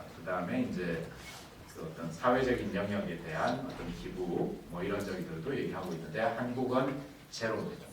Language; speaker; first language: Korean; native; Korean